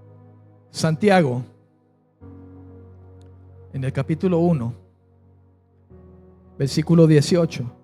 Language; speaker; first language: Spanish; native; Spanish